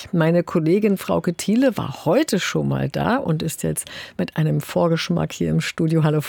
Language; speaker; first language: German; native; German